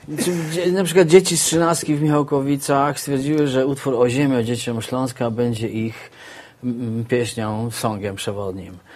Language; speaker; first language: Polish; native; Polish